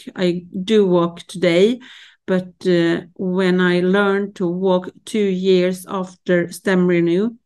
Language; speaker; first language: English; non-native, fluent; Swedish